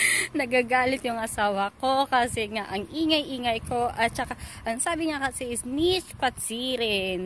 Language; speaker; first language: Filipino; native; Filipino